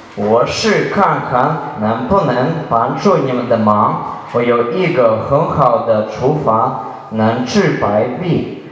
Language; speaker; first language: Chinese; non-native, learner; Russian